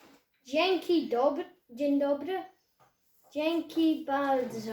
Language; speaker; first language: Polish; non-native, learner; English